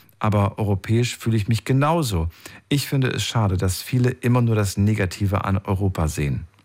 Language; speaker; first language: German; native; German